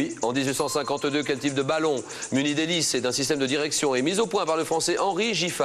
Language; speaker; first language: French; native; French